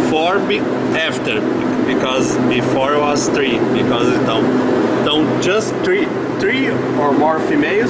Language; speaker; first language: English; non-native, learner; Portuguese